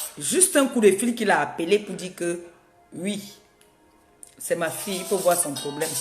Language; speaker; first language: French; non-native, local second language; Basaa